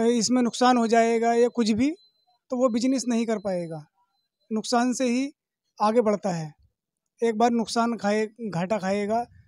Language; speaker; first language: Hindi; native; Hindi